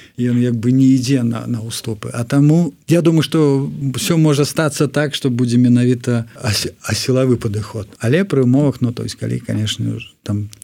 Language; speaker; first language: Belarusian; non-native, local second language; Russian